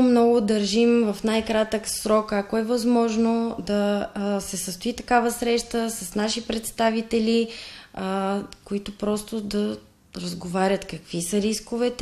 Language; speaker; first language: Bulgarian; native; Bulgarian